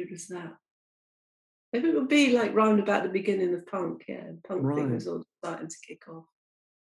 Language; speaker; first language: English; native; English